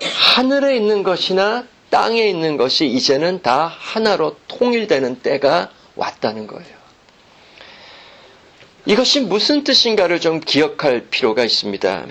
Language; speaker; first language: Korean; native; Korean